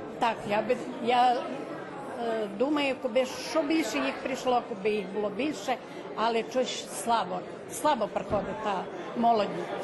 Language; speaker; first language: Ukrainian; early bilingual, heritage; Ukrainian